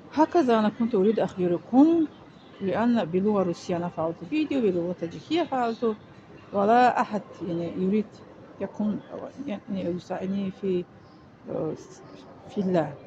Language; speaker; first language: Arabic; non-native, fluent; Tajik